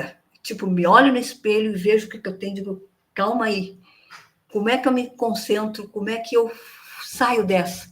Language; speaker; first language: Portuguese; native; Portuguese